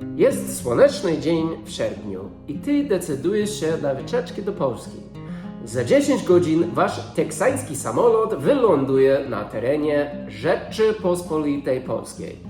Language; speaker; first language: Polish; non-native, fluent; English